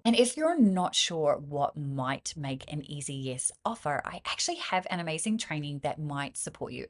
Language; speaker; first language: English; native; English